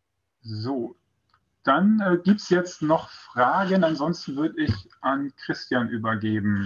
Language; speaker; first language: German; native; German